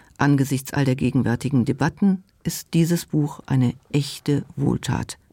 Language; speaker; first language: German; non-native, local second language; Luxembourgish